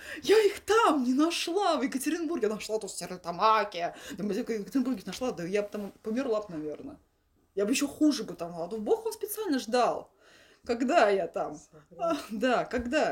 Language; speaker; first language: Russian; native; Russian